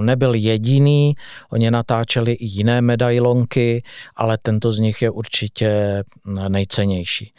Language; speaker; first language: Czech; native; Czech